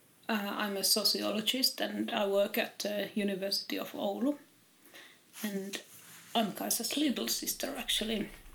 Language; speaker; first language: English; non-native, fluent; Finnish